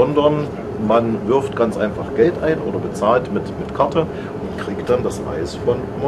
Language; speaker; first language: German; native; German